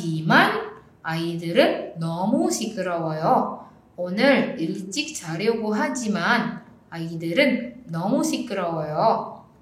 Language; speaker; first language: Korean; non-native, fluent; Indonesian